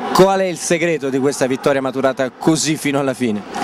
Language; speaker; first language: Italian; native; Italian